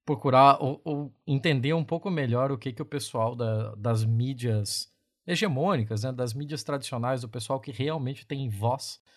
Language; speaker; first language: Portuguese; native; Portuguese